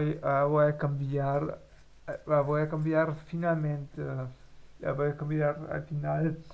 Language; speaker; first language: Spanish; non-native, learner; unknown